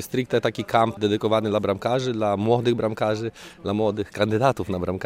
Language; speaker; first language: Polish; native; Polish